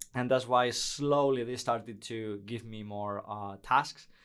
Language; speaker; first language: English; non-native, fluent; Spanish